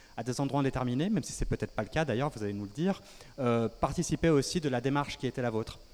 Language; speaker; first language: French; native; French